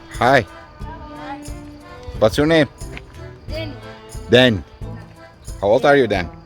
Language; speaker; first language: English; non-native, learner; Turkish